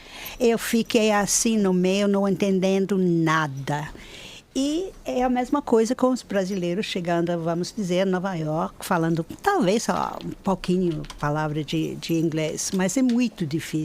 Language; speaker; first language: Portuguese; non-native, fluent; English